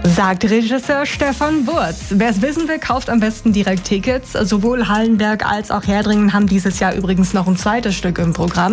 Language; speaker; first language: German; native; German